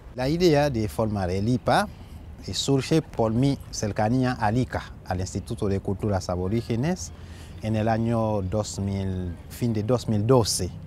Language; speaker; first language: Spanish; non-native, fluent; Haitian Creole